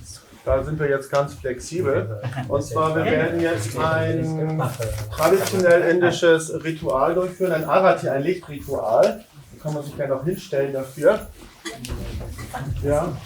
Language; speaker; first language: German; native; German